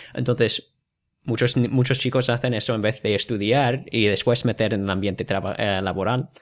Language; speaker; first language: Spanish; non-native, fluent; English